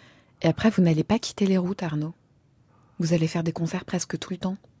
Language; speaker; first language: French; native; French